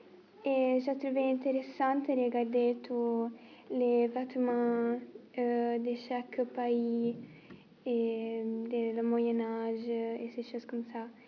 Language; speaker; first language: French; non-native, learner; Italian